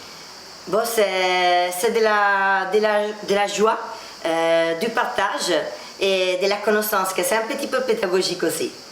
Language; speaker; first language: French; non-native, fluent; Italian